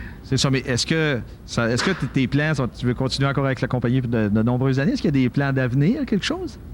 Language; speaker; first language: French; native; French